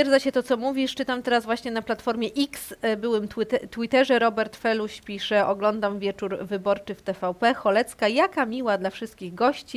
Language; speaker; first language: Polish; native; Polish